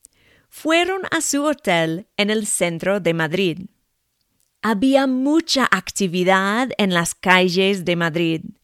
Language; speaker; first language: Spanish; non-native, fluent; English